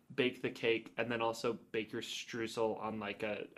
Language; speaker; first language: English; native; English